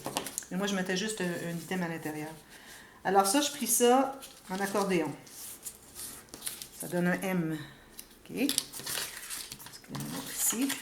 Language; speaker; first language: French; native; French